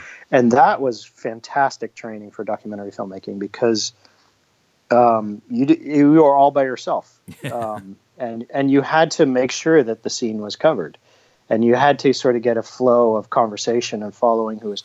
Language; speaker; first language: English; native; English